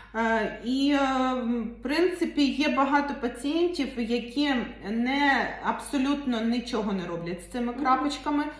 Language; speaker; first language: Ukrainian; non-native, local second language; Russian